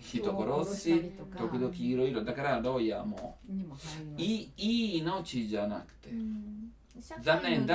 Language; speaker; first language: Japanese; non-native, learner; Italian